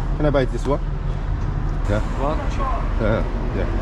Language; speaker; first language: English; non-native, learner; Korean